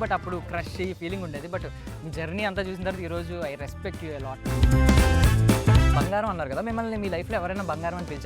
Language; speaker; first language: Telugu; native; Telugu